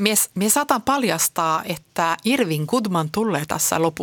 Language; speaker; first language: Finnish; early bilingual, heritage; Finnish